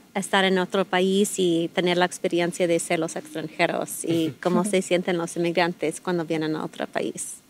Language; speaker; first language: Spanish; non-native, fluent; English